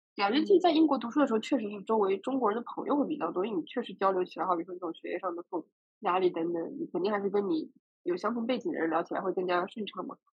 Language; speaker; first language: Chinese; native; Chinese